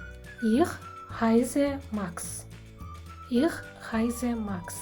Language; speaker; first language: German; non-native, fluent; Kazakh